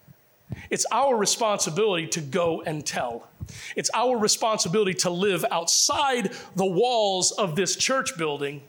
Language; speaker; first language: English; native; English